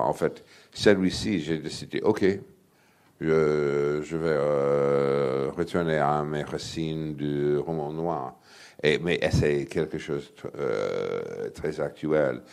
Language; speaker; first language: French; non-native, fluent; English